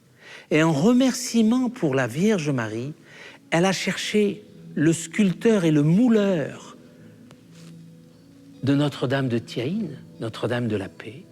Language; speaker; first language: French; native; French